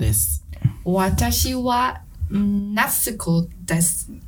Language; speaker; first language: Japanese; non-native, learner; Vietnamese